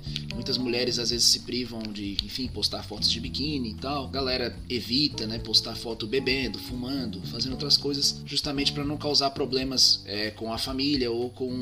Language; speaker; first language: Portuguese; native; Portuguese